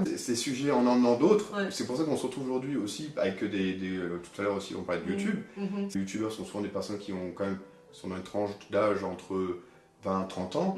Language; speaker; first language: French; native; French